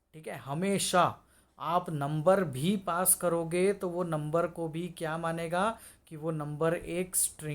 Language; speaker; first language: Hindi; native; Hindi